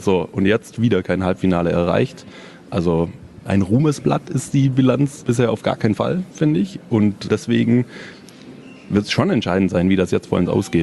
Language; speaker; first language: German; native; German